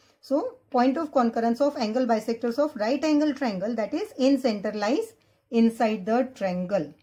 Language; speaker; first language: English; non-native, local second language; Marathi